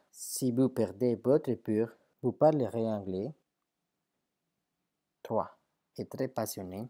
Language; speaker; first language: French; non-native, fluent; Spanish